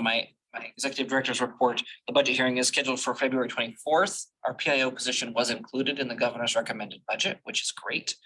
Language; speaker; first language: English; native; English